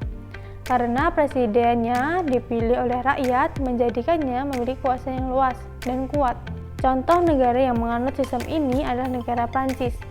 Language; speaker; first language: Indonesian; native; Indonesian